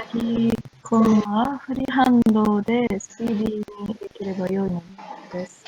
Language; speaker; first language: Japanese; non-native, learner; Indonesian